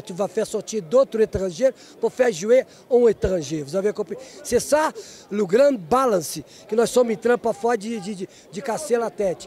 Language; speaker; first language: French; non-native, fluent; Portuguese